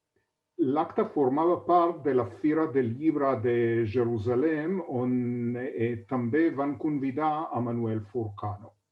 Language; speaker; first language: Catalan; non-native, fluent; Hebrew